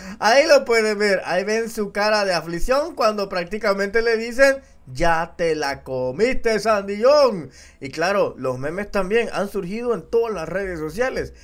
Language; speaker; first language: Spanish; native; Spanish